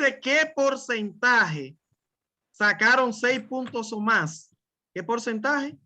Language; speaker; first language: Spanish; native; Spanish